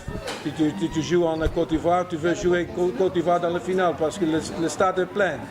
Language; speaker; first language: French; non-native, fluent; Dutch